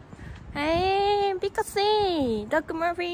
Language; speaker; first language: English; non-native, learner; Japanese